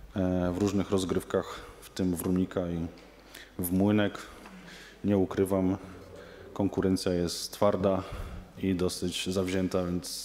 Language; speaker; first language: Polish; native; Polish